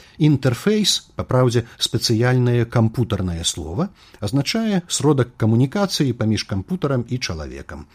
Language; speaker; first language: Belarusian; native; Belarusian